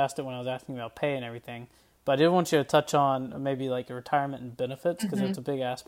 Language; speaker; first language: English; native; English